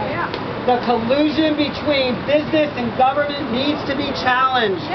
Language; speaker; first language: English; native; English